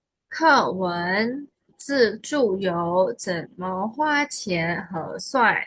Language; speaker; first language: Chinese; non-native, fluent; Khmer